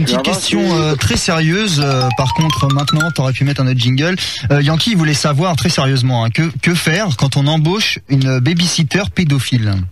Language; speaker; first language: French; native; French